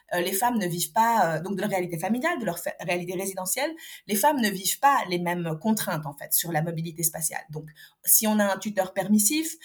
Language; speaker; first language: French; non-native, local second language; Arabic